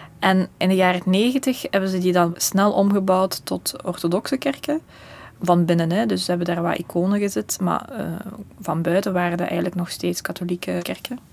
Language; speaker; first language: Dutch; early bilingual, other home language; Russian